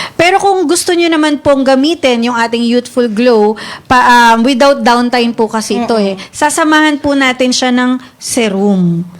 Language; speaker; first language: Filipino; native; Filipino